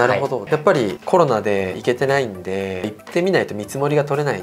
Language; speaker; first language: Japanese; native; Japanese